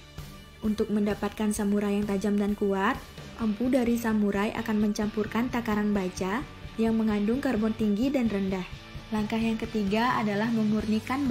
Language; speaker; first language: Indonesian; native; Indonesian